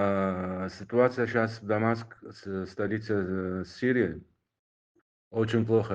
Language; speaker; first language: Russian; non-native, learner; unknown